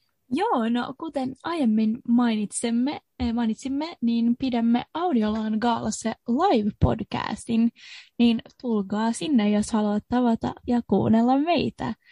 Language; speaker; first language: Finnish; non-native, fluent; Swedish